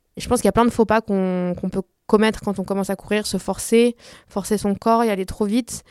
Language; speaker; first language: French; early bilingual, other home language; Spanish